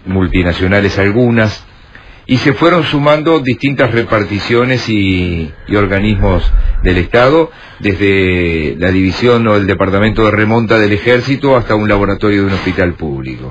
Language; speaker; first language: Spanish; native; Spanish